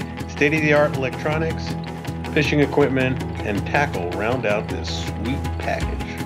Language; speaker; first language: English; native; English